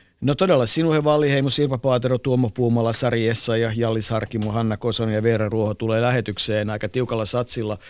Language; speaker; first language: Finnish; native; Finnish